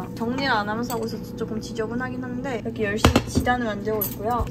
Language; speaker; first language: Korean; native; Korean